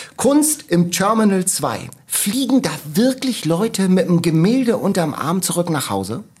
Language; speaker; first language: German; native; German